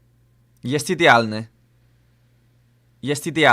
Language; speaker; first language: Polish; non-native, learner; English